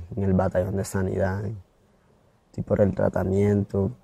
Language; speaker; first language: Spanish; native; Spanish